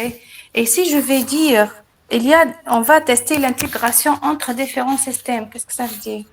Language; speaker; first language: French; non-native, local second language; Arabic